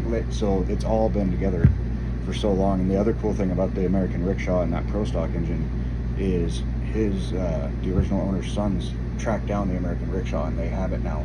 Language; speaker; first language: English; native; English